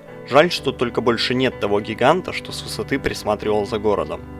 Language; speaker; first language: Russian; native; Russian